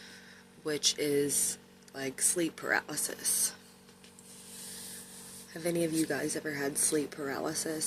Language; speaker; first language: English; native; English